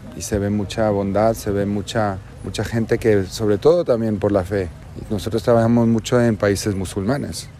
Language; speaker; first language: Spanish; early bilingual, heritage; German